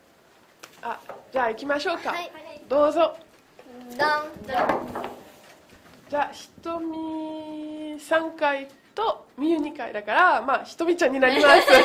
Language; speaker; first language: Japanese; non-native, learner; French